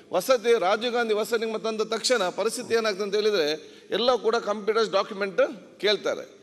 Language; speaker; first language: Kannada; non-native, local second language; Badaga